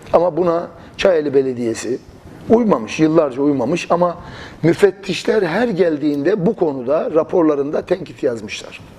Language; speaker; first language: Turkish; native; Turkish